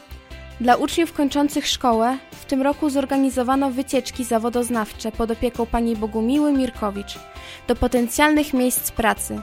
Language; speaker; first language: Polish; native; Polish